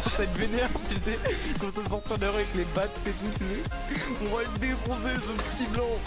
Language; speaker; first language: French; native; French